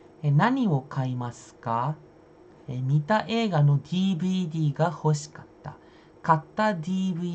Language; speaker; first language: Japanese; non-native, fluent; Indonesian